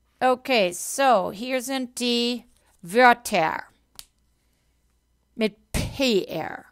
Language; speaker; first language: German; non-native, fluent; English